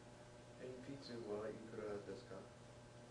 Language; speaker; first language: Japanese; non-native, learner; English